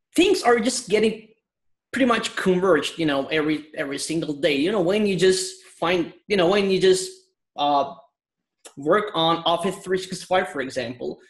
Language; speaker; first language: English; non-native, fluent; Turkish